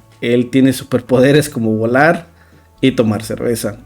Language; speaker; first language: Spanish; native; Spanish